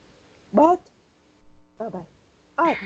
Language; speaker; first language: English; non-native, learner; Vietnamese